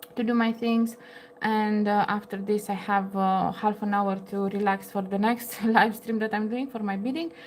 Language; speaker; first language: English; non-native, fluent; Romanian